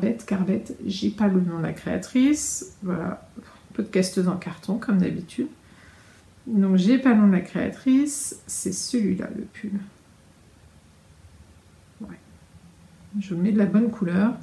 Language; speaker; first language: French; native; French